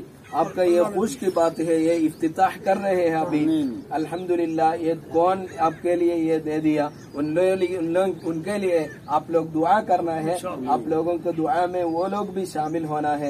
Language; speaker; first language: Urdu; non-native, local second language; Malayalam